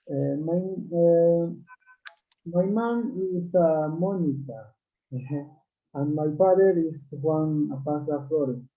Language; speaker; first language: English; non-native, learner; Quechua